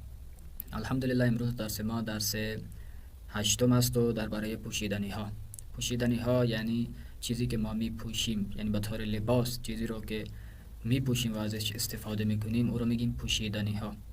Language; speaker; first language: Persian; non-native, fluent; Urdu